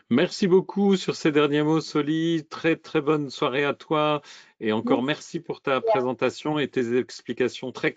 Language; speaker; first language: French; native; French